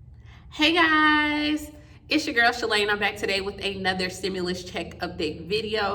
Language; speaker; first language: English; native; English